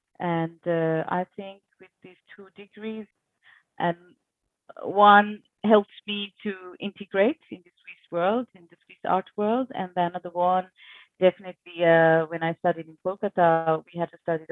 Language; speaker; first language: English; non-native, local second language; Bangla